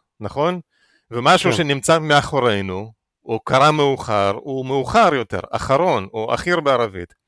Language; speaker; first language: Hebrew; early bilingual, other home language; Russian